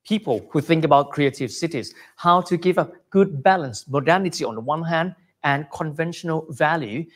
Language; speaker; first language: English; non-native, fluent; Thai